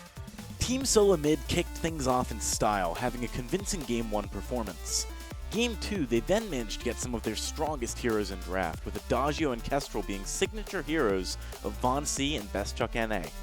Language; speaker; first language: English; native; English